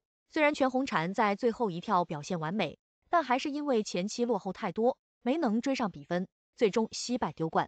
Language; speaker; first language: Chinese; native; Chinese